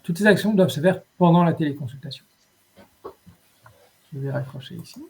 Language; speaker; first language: French; native; French